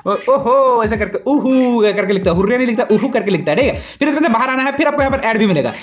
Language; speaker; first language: Hindi; native; Hindi